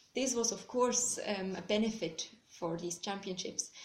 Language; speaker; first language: English; non-native, fluent; Swiss German